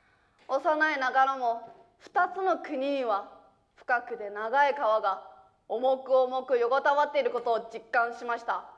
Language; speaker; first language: Japanese; early bilingual, other home language; Chinese